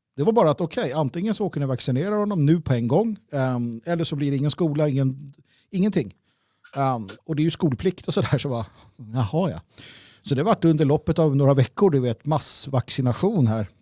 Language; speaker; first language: Swedish; native; Swedish